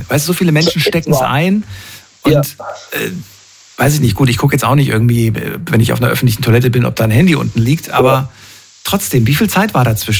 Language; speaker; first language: German; native; German